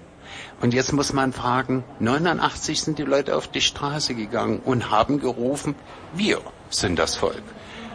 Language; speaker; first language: German; native; German